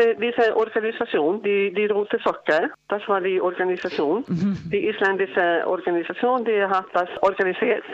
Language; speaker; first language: German; non-native, learner; Icelandic